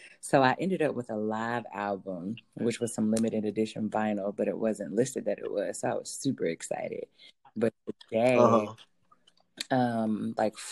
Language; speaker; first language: English; native; English